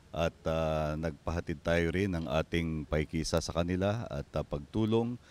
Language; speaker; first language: Filipino; native; Filipino